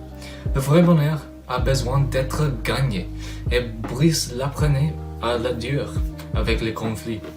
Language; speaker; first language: French; non-native, fluent; English